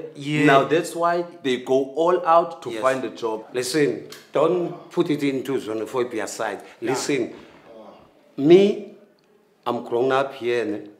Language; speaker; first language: English; non-native, local second language; Xhosa